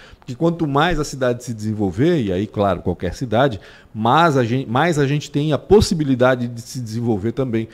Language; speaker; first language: Portuguese; early bilingual, other home language; Spanish